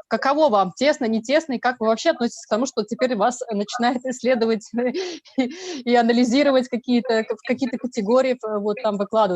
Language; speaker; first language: Russian; native; Russian